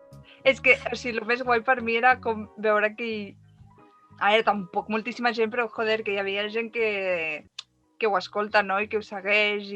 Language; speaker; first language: Catalan; native; Catalan